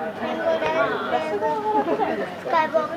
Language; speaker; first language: Spanish; early bilingual, heritage; Spanish